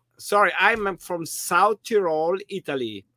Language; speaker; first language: English; non-native, learner; German